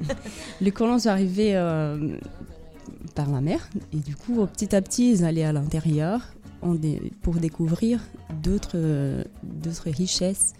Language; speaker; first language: French; non-native, fluent; Portuguese